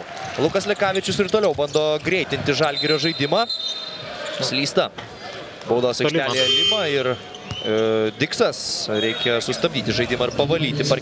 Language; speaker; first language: Lithuanian; native; Lithuanian